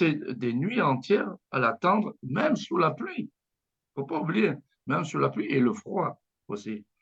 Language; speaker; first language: French; native; French